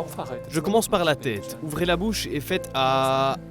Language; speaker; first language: French; native; French